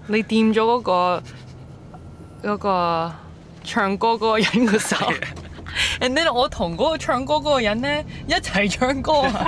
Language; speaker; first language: Cantonese; early bilingual, heritage; English